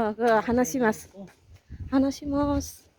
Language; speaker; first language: Japanese; non-native, learner; Bangla